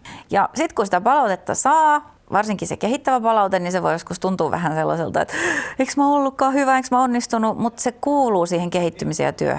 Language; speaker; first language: Finnish; native; Finnish